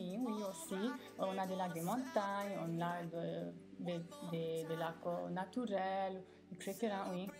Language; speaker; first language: French; non-native, fluent; Romanian